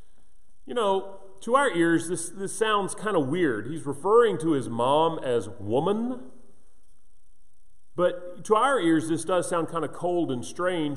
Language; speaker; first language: English; native; English